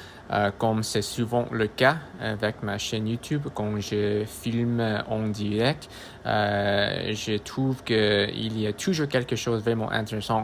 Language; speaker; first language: French; non-native, learner; English